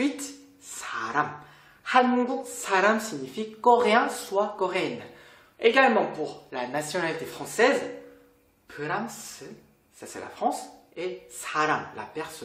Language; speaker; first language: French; non-native, fluent; Korean